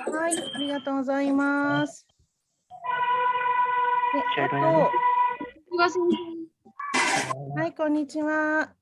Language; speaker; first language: Japanese; non-native, fluent; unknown